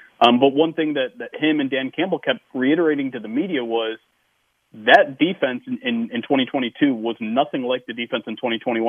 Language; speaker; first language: English; native; English